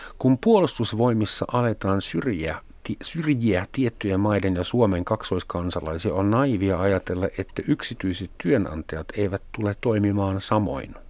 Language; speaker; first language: Finnish; non-native, fluent; German